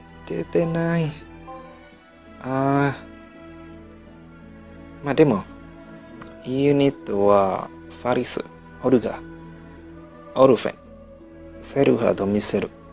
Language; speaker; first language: Japanese; non-native, learner; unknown